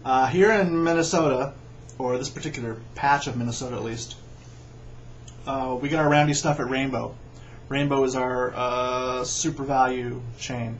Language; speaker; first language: English; native; English